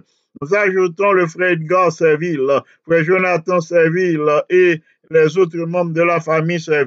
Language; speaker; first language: French; non-native, local second language; Haitian Creole